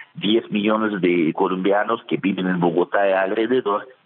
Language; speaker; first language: Spanish; non-native, fluent; Russian